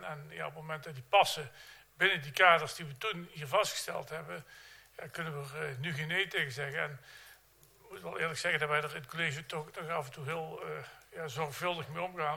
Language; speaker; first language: Dutch; native; Dutch